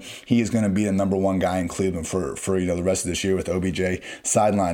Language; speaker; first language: English; native; English